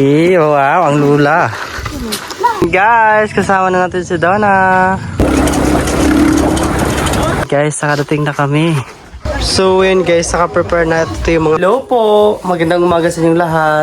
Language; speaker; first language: Filipino; non-native, local second language; Cebuano